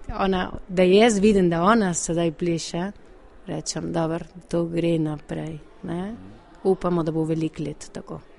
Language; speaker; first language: Slovenian; early bilingual, heritage; Slovenian